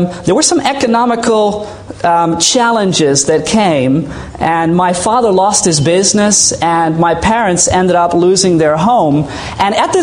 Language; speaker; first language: English; native; English